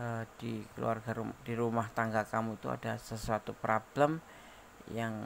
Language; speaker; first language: Indonesian; native; Indonesian